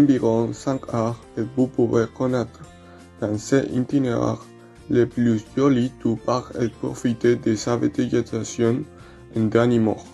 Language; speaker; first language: French; non-native, learner; Spanish